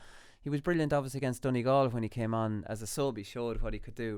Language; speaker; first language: English; native; English